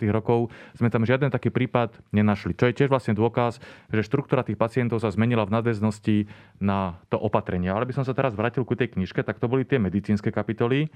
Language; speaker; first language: Slovak; native; Slovak